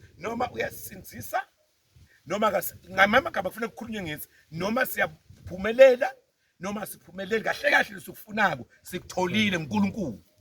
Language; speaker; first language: Zulu; non-native, local second language; Tsonga